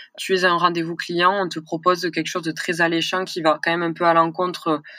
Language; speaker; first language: French; native; French